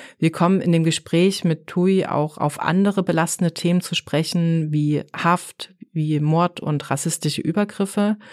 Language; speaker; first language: German; native; German